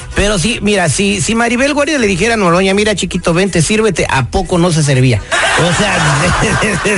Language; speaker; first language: Spanish; native; Spanish